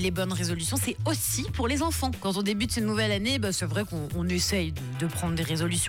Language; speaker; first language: French; native; French